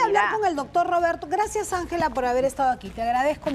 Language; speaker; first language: Spanish; native; Spanish